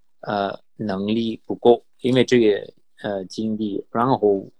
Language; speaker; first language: Chinese; non-native, fluent; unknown